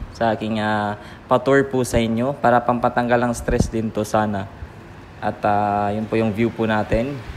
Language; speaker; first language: Filipino; native; Filipino